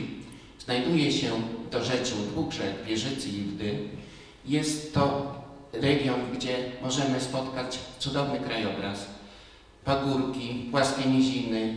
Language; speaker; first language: Polish; native; Polish